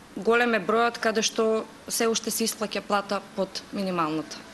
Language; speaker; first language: Macedonian; native; Macedonian